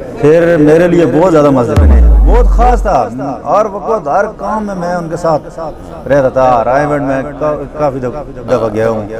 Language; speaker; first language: Urdu; non-native, local second language; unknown